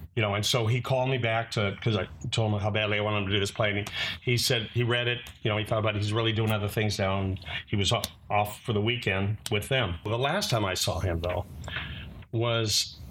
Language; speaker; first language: English; native; English